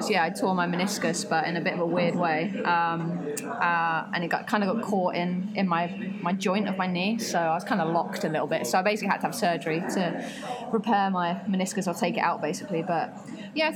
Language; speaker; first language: English; native; English